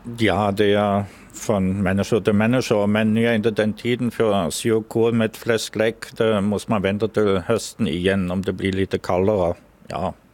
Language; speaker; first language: Swedish; non-native, fluent; German